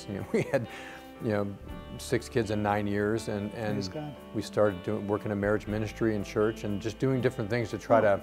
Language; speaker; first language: English; native; English